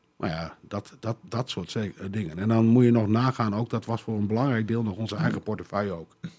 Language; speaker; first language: Dutch; native; Dutch